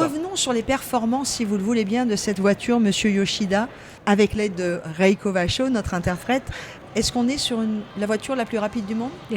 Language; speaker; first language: French; native; French